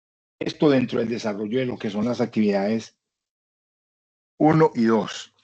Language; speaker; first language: Spanish; native; Spanish